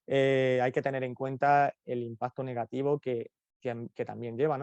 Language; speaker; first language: Spanish; native; Spanish